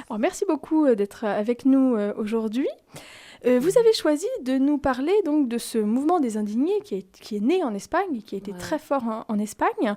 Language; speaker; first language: French; native; French